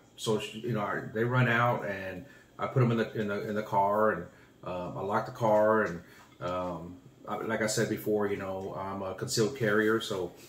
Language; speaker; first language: English; native; English